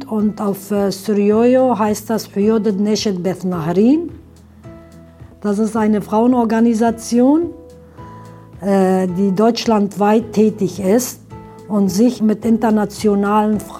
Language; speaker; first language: German; early bilingual, other home language; Aramaic